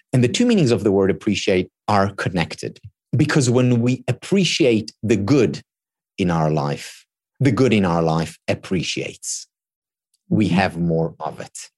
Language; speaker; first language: English; non-native, fluent; Hebrew